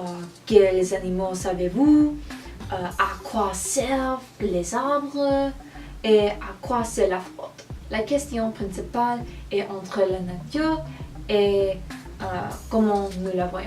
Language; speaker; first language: French; non-native, learner; English